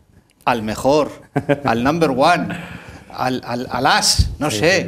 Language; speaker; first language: Spanish; native; Spanish